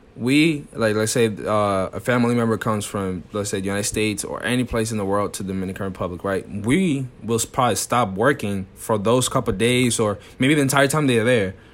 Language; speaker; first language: English; non-native, fluent; Spanish